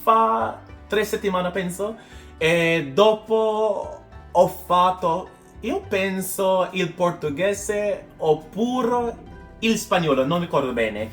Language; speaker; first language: Italian; non-native, learner; English